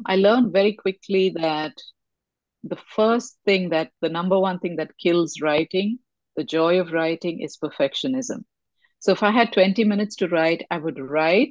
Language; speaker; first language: English; non-native, local second language; Tamil